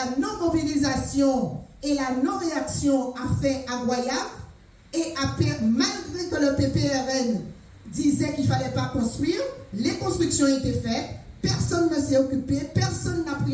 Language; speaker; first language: French; native; French